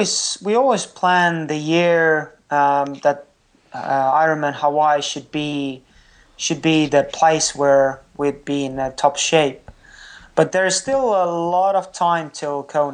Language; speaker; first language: English; non-native, fluent; Estonian